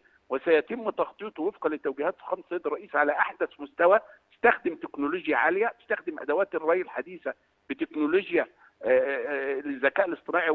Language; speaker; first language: Arabic; native; Arabic